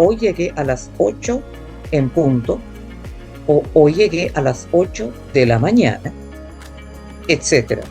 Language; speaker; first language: Spanish; non-native, fluent; English